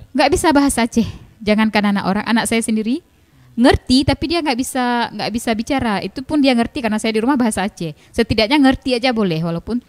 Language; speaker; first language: Indonesian; non-native, local second language; Achinese